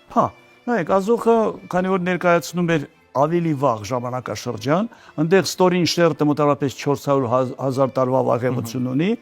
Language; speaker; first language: Armenian; native; Armenian